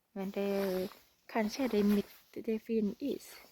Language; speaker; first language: Swedish; non-native, learner; Thai